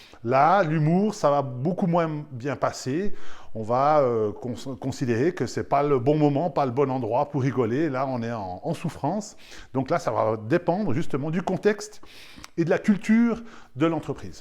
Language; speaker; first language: French; native; French